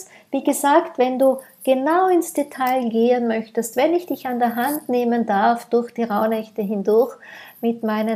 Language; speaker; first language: German; native; German